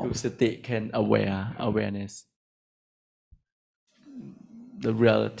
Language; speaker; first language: English; non-native, learner; Thai